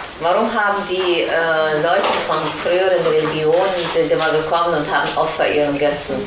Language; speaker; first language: German; non-native, fluent; Russian